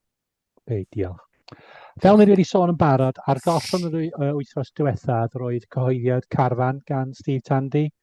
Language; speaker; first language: Welsh; non-native, fluent; English